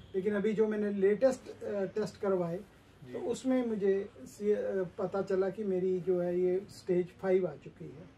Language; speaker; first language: Hindi; native; Hindi